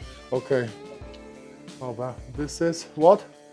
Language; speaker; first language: English; non-native, learner; Polish